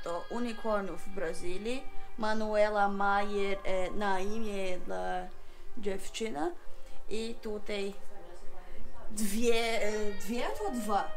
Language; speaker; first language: Polish; early bilingual, heritage; Polish